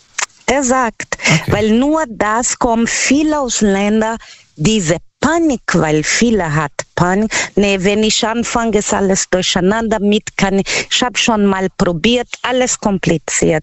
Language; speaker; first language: German; non-native, learner; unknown